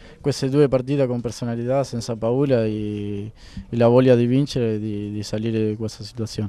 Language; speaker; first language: Italian; non-native, fluent; Spanish